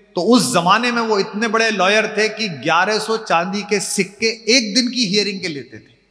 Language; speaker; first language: Hindi; native; Hindi